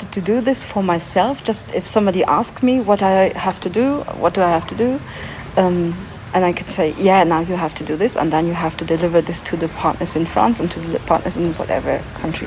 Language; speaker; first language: English; non-native, fluent; German